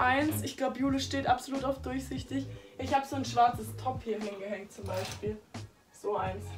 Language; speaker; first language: German; native; German